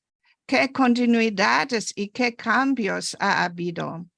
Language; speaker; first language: Spanish; non-native, fluent; German